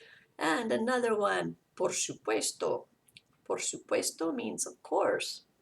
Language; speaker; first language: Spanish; non-native, fluent; English